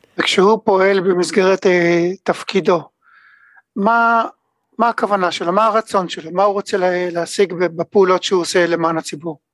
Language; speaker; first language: Hebrew; native; Hebrew